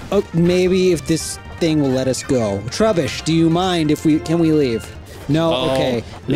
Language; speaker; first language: English; native; English